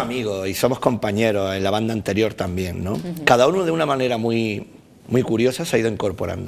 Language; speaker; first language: Spanish; native; Spanish